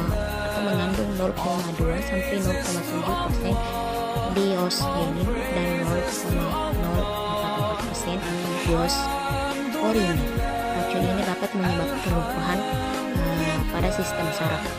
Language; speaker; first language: Indonesian; native; Indonesian